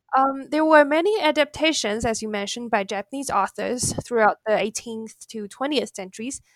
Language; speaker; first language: English; non-native, fluent; Chinese